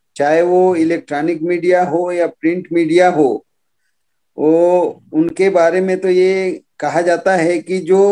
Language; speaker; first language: Hindi; native; Hindi